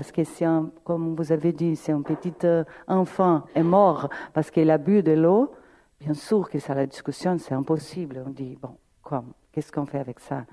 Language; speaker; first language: French; non-native, fluent; Portuguese